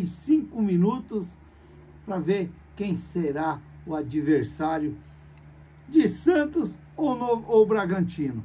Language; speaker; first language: Portuguese; native; Portuguese